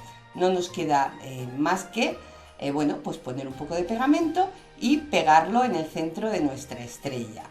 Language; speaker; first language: Spanish; native; Spanish